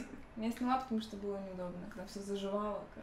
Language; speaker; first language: Russian; native; Russian